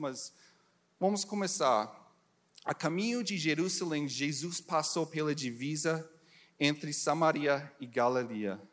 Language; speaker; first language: Portuguese; non-native, learner; English